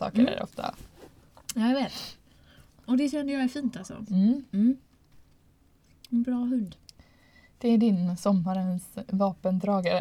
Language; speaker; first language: Swedish; native; Swedish